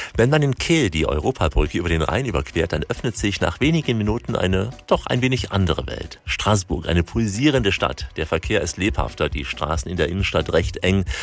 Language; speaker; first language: German; native; German